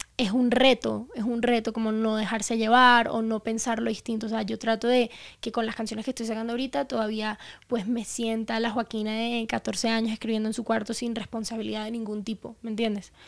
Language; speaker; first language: Spanish; native; Spanish